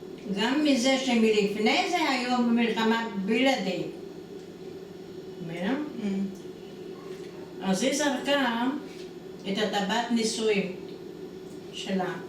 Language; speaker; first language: Hebrew; non-native, fluent; Italian